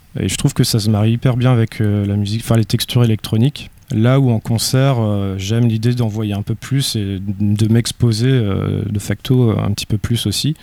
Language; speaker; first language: French; native; French